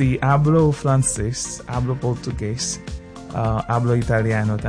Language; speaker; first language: Spanish; non-native, fluent; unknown